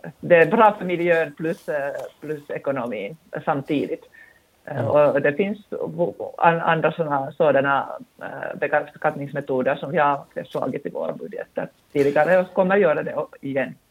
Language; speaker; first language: Swedish; non-native, local second language; Finnish